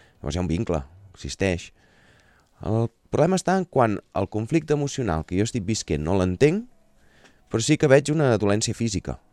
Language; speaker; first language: Catalan; native; Catalan